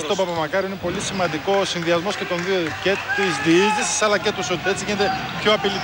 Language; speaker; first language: Greek; native; Greek